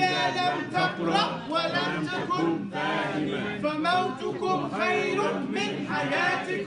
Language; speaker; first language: Arabic; non-native, fluent; English